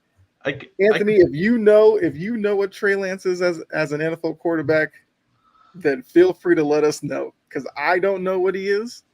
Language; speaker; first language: English; native; English